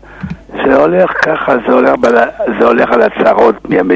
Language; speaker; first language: Hebrew; non-native, fluent; English